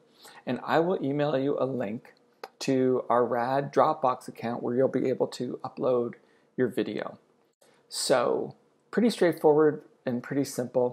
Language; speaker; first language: English; native; English